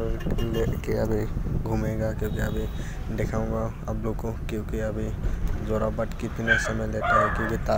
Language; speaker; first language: Hindi; non-native, local second language; Assamese